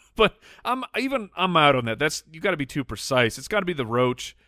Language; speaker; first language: English; native; English